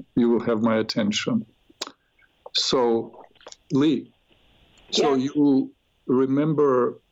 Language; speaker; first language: English; non-native, fluent; Russian